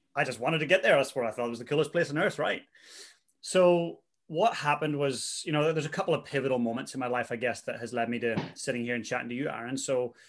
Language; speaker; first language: English; native; English